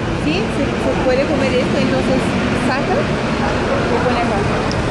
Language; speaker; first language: Spanish; non-native, learner; Portuguese